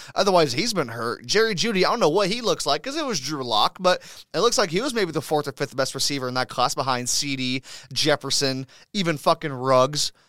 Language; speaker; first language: English; native; English